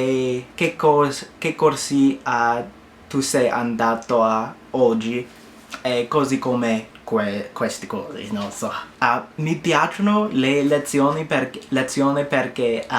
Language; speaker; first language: Italian; non-native, learner; English